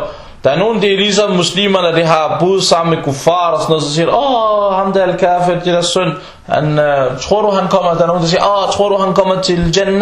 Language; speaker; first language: Danish; non-native, fluent; Arabic